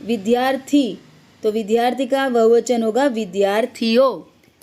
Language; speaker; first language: Hindi; non-native, local second language; Gujarati